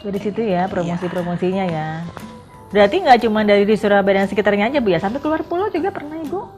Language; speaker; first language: Indonesian; native; Indonesian